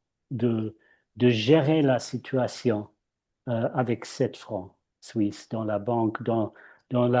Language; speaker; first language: French; non-native, fluent; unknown